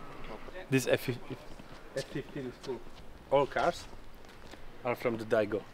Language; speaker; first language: English; non-native, learner; Polish